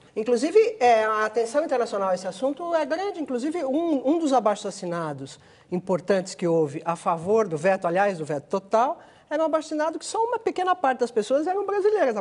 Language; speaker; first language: Portuguese; native; Portuguese